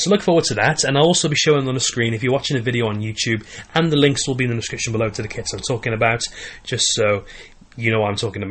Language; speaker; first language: English; native; English